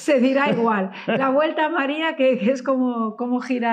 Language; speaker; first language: Spanish; native; Spanish